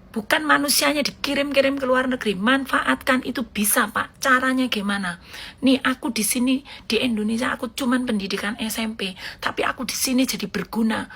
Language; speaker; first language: Indonesian; native; Indonesian